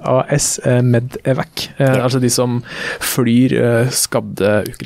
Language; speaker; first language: Norwegian; native; Norwegian